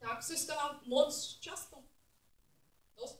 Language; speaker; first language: Czech; non-native, learner; English